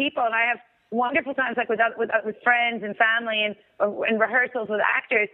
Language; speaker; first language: English; native; English